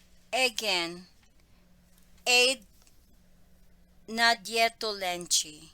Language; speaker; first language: Hungarian; non-native, learner; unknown